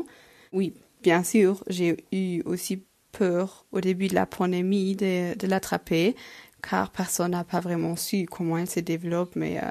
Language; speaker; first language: French; non-native, local second language; Luxembourgish